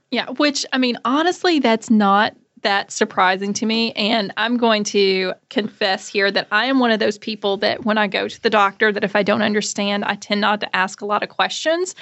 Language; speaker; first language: English; native; English